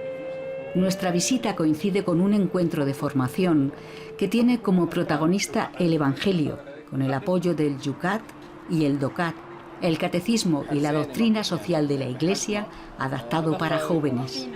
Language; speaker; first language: Spanish; native; Spanish